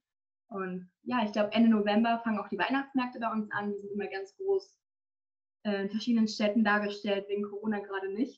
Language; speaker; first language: German; native; German